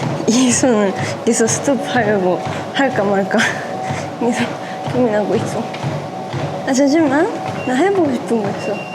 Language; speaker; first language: Korean; non-native, fluent; Japanese